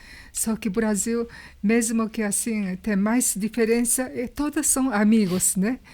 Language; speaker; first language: Portuguese; non-native, learner; Japanese